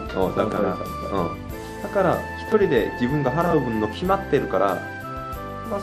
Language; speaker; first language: Japanese; non-native, fluent; Korean